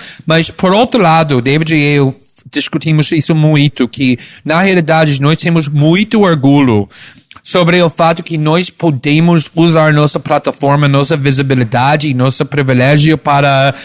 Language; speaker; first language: Portuguese; non-native, fluent; English